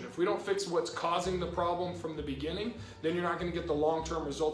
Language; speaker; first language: English; native; English